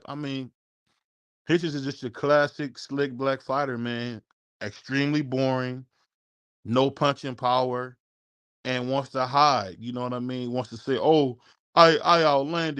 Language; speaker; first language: English; native; English